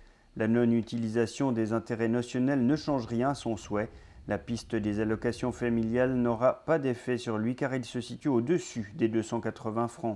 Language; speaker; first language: French; native; French